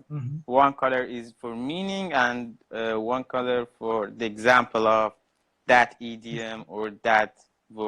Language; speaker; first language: English; non-native, learner; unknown